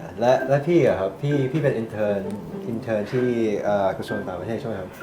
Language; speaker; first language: Thai; native; Thai